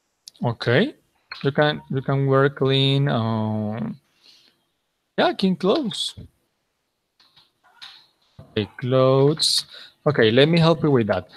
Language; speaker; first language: English; non-native, fluent; Spanish